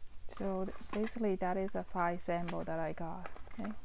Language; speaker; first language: English; non-native, fluent; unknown